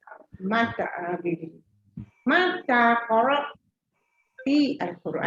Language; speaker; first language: Arabic; non-native, learner; Malay